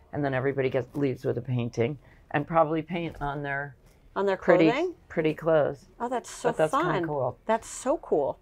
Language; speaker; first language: English; native; English